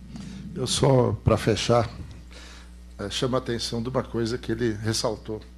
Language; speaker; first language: Portuguese; native; Portuguese